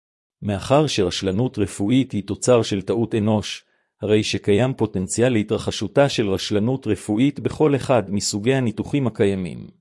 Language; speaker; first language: Hebrew; native; Hebrew